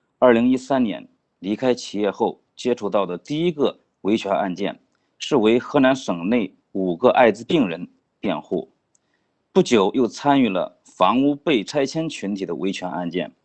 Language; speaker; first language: Chinese; native; Chinese